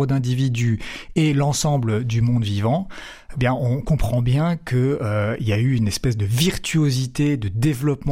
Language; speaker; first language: French; native; French